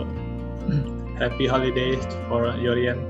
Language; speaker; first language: English; non-native, learner; Indonesian